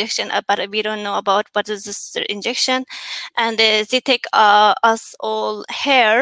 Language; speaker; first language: English; non-native, learner; Chinese